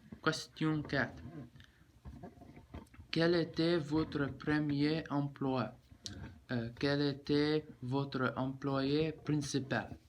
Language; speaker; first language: French; non-native, learner; English